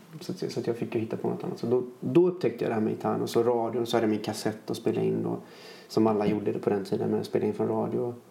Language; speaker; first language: Swedish; native; Swedish